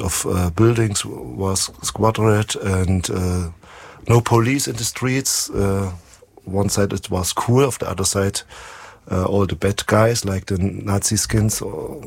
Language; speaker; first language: English; non-native, fluent; German